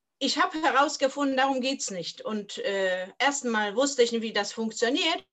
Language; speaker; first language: German; non-native, fluent; Polish